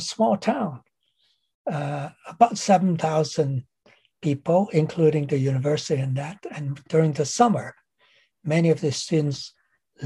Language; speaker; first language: English; non-native, local second language; Cantonese